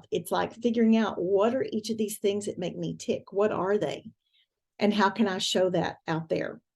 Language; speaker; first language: English; native; English